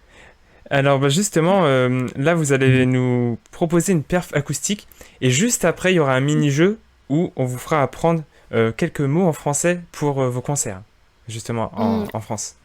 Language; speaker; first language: French; native; French